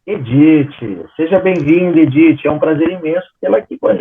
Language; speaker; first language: Portuguese; native; Portuguese